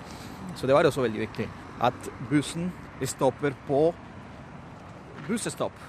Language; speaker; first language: Norwegian; non-native, fluent; Spanish